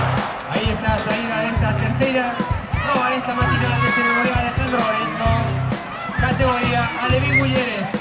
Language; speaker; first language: Spanish; non-native, local second language; Galician